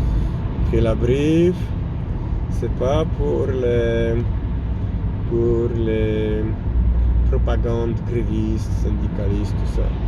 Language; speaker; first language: French; non-native, fluent; Polish